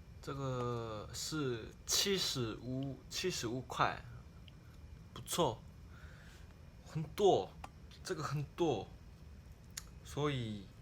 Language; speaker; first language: Chinese; non-native, learner; Korean